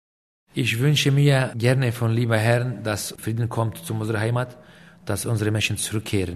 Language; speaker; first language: German; non-native, fluent; Aramaic